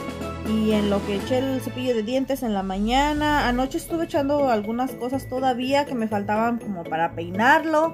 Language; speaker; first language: Spanish; native; Spanish